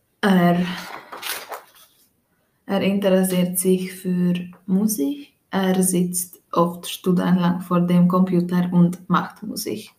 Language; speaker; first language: German; non-native, learner; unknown